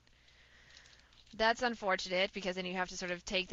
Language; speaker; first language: English; native; English